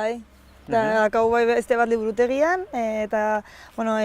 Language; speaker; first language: Basque; non-native, learner; Spanish